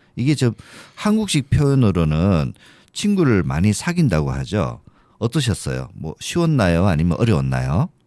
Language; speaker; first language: Korean; native; Korean